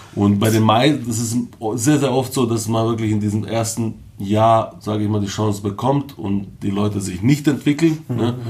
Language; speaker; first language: German; early bilingual, other home language; Bosnian